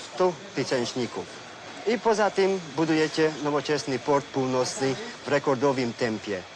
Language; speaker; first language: Polish; non-native, fluent; Hungarian